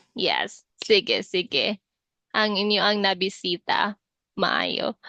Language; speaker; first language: Cebuano; native; Cebuano